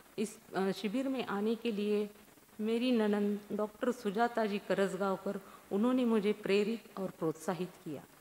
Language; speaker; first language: Hindi; non-native, local second language; Marathi